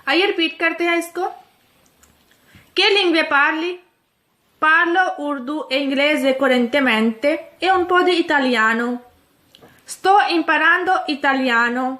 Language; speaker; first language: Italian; non-native, fluent; Urdu